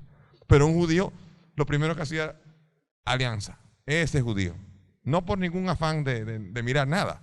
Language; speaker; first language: Spanish; native; Spanish